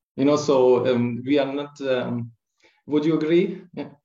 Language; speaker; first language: English; non-native, fluent; German